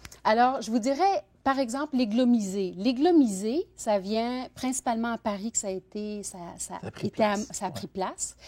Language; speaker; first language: French; native; French